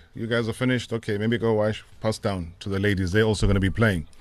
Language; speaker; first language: English; non-native, local second language; Zulu